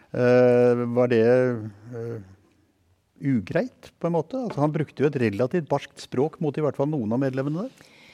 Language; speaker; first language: Norwegian; native; Norwegian